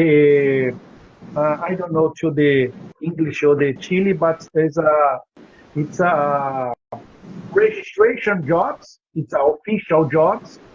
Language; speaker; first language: English; non-native, learner; Portuguese